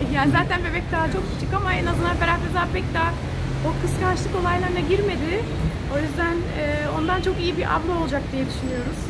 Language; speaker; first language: Turkish; early bilingual, heritage; Turkish